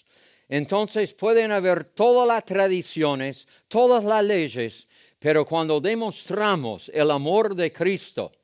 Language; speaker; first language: Spanish; non-native, fluent; English